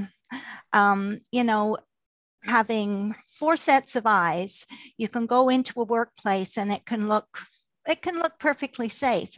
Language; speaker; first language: English; native; English